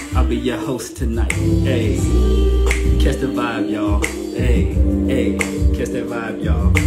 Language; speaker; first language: English; native; English